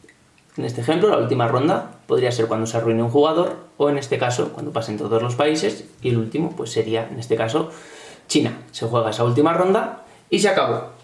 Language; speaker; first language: Spanish; native; Spanish